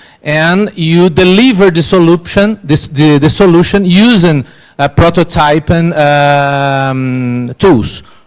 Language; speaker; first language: English; non-native, learner; Portuguese